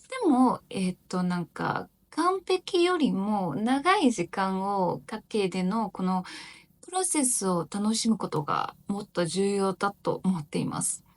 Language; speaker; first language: Japanese; non-native, learner; Chinese